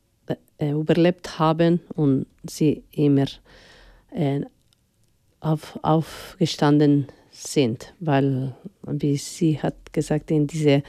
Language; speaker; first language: German; non-native, fluent; Spanish